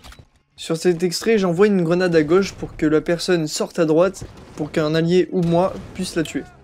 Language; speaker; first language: French; native; French